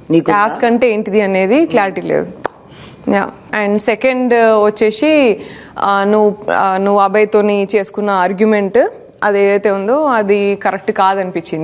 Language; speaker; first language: Telugu; native; Telugu